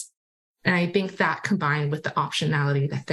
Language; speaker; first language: English; non-native, local second language; Cantonese